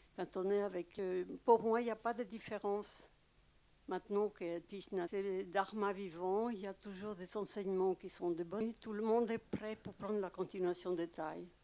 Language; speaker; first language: French; native; French